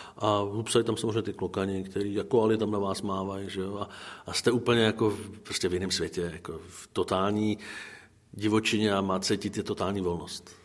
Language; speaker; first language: Czech; native; Czech